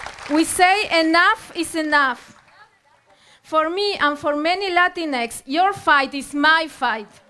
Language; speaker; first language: English; non-native, fluent; Spanish